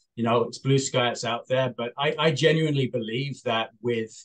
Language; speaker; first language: English; native; English